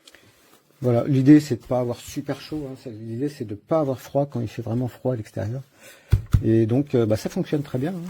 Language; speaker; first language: French; native; French